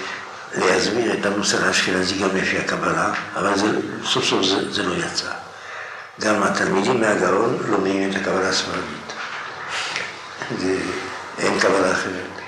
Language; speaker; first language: Hebrew; non-native, fluent; French